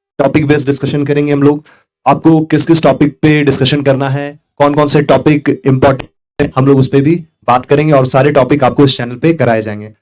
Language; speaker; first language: Hindi; native; Hindi